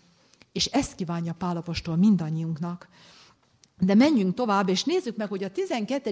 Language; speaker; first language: Hungarian; native; Hungarian